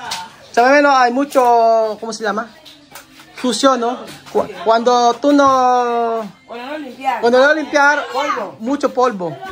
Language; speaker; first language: Spanish; non-native, learner; Filipino